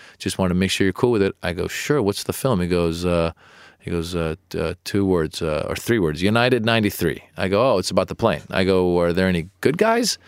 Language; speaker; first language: English; early bilingual, other home language; Persian